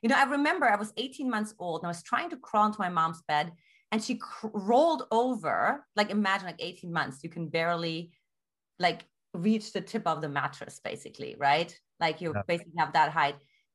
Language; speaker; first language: English; non-native, fluent; German